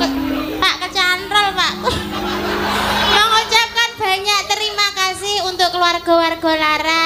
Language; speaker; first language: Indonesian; non-native, local second language; Javanese